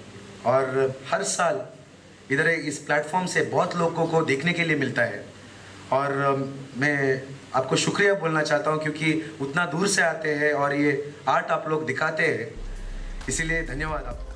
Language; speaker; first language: Hindi; non-native, local second language; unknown